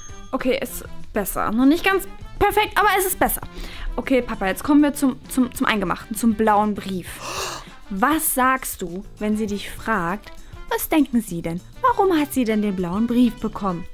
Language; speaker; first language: German; native; German